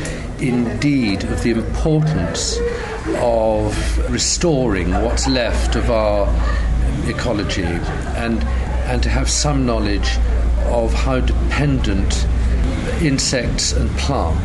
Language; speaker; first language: English; native; English